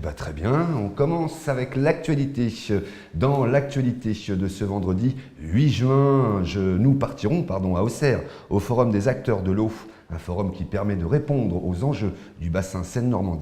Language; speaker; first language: French; native; French